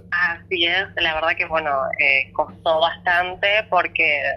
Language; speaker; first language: Spanish; native; Spanish